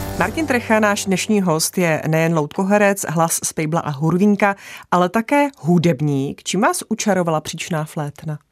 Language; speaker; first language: Czech; native; Czech